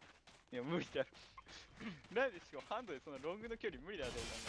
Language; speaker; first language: Japanese; native; Japanese